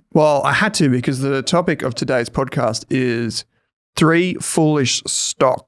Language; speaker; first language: English; native; English